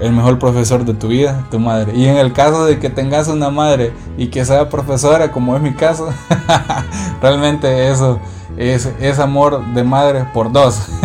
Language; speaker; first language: Spanish; native; Spanish